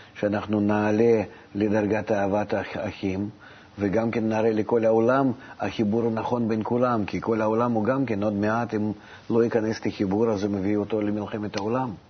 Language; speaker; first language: Hebrew; non-native, fluent; Russian